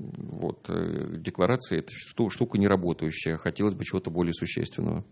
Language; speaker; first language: Russian; native; Russian